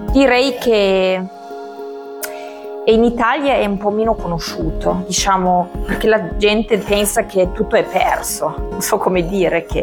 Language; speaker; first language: Italian; non-native, fluent; German